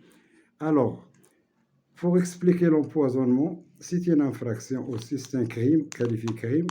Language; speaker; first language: French; non-native, local second language; Arabic